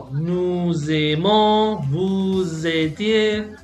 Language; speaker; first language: French; non-native, fluent; Spanish